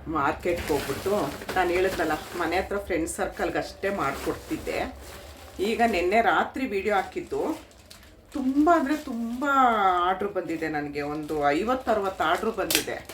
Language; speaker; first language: Kannada; native; Kannada